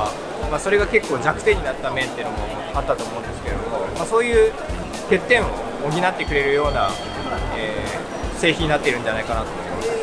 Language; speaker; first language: Japanese; native; Japanese